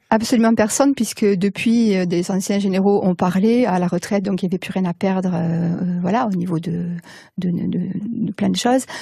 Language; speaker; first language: French; native; French